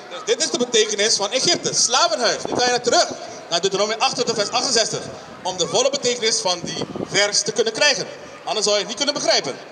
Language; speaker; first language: Dutch; non-native, local second language; Papiamento